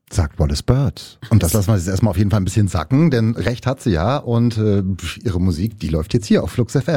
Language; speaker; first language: German; native; German